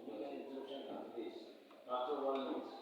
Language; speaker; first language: English; non-native, local second language; Indonesian